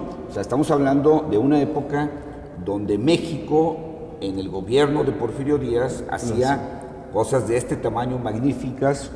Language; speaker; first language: Spanish; native; Spanish